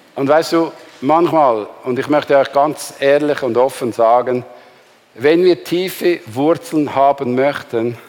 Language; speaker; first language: German; native; German